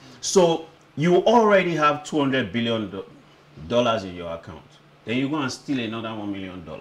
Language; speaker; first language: English; non-native, local second language; Yoruba